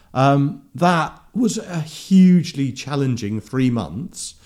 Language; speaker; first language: English; native; English